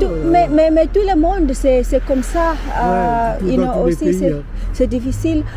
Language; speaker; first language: French; non-native, learner; Zulu